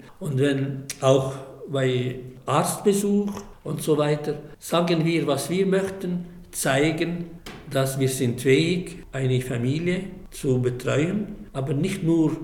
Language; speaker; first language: German; non-native, fluent; Arabic